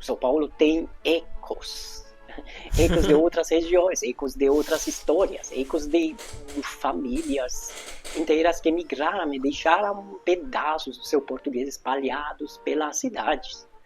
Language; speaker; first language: Portuguese; non-native, fluent; Hungarian